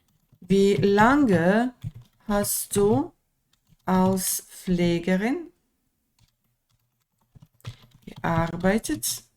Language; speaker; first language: German; non-native, fluent; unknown